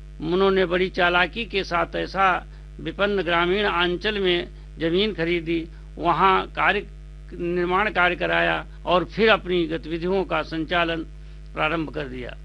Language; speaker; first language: Hindi; native; Hindi